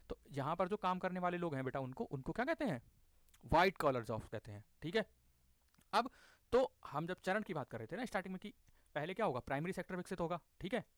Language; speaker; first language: Hindi; native; Hindi